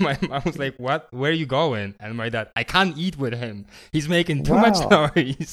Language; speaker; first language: English; non-native, fluent; Polish